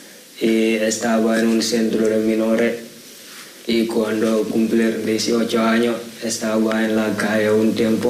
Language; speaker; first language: Spanish; non-native, learner; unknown